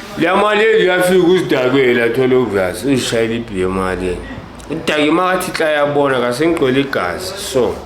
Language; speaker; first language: Zulu; native; Zulu